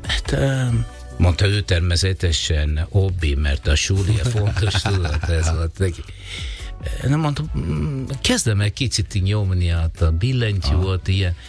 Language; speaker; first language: Hungarian; non-native, fluent; Italian